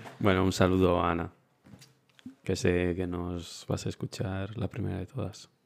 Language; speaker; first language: Spanish; early bilingual, other home language; Romanian